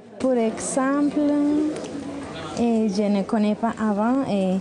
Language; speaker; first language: French; non-native, learner; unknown